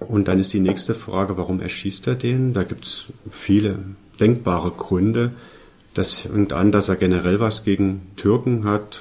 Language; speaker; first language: German; native; German